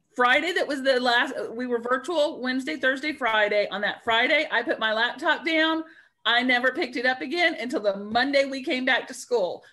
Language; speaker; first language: English; native; English